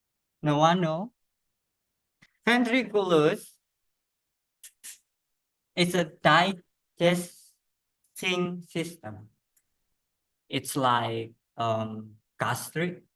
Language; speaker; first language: English; non-native, learner; Indonesian